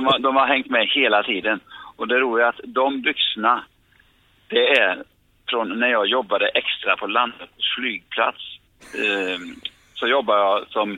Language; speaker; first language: Swedish; native; Swedish